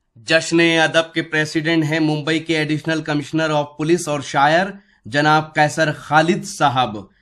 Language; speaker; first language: Hindi; native; Hindi